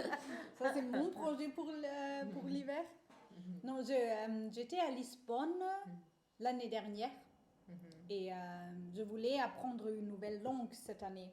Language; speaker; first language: French; non-native, fluent; German